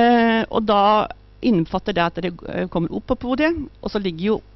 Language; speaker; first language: Norwegian; native; Norwegian